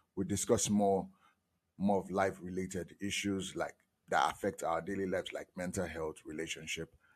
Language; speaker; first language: English; non-native, local second language; Igbo